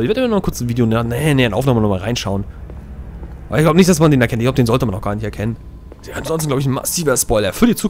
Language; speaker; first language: German; native; German